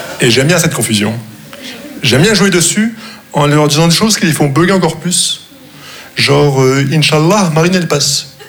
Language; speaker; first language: French; non-native, local second language; Arabic